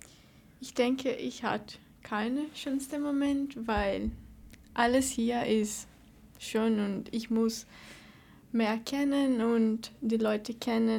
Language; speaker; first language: German; non-native, learner; Portuguese